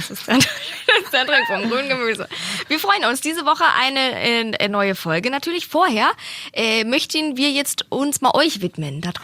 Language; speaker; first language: German; native; German